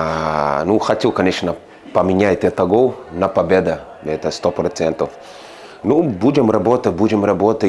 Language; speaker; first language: Russian; non-native, fluent; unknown